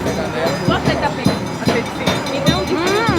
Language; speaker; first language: Portuguese; non-native, learner; Spanish